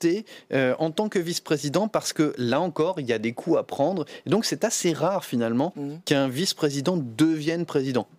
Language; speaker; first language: French; native; French